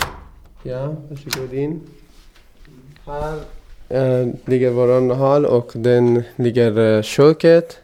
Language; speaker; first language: Swedish; non-native, fluent; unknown